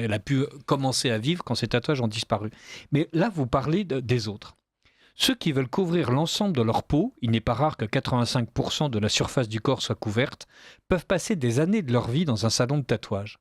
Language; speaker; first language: French; native; French